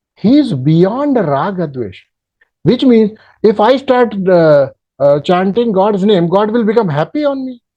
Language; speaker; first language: English; non-native, local second language; Hindi